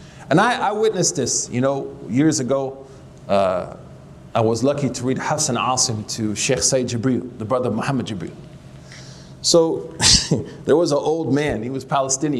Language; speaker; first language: English; native; English